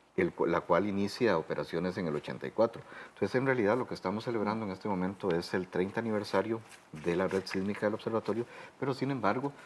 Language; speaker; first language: Spanish; native; Spanish